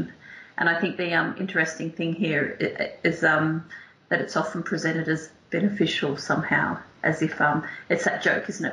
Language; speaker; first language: English; native; English